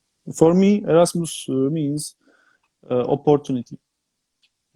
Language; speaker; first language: English; non-native, fluent; Turkish